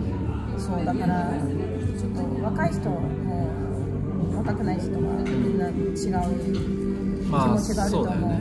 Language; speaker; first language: Japanese; non-native, fluent; Russian